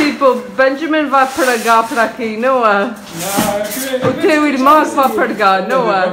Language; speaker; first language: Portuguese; early bilingual, heritage; Portuguese